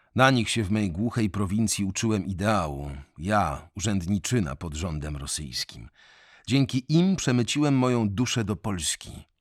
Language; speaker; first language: Polish; native; Polish